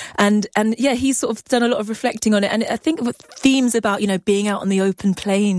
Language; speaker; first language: English; native; English